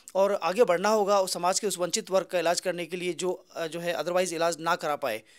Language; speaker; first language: Hindi; native; Hindi